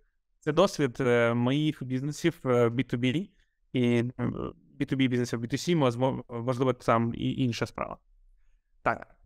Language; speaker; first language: Ukrainian; non-native, local second language; Russian